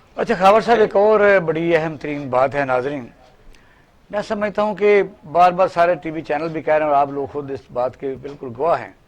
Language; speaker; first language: Urdu; non-native, local second language; Punjabi